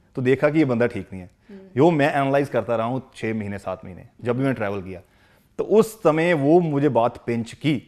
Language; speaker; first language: Hindi; non-native, local second language; Punjabi